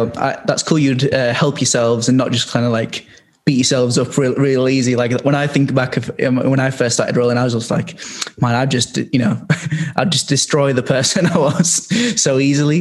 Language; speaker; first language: English; native; English